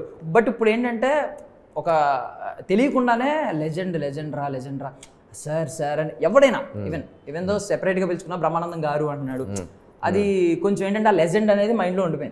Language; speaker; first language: Telugu; native; Telugu